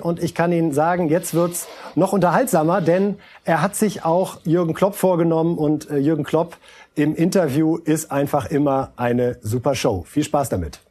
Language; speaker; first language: German; native; German